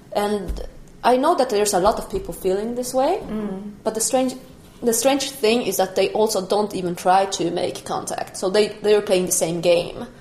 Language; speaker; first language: English; non-native, fluent; Spanish